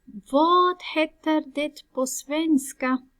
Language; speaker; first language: Swedish; non-native, fluent; Persian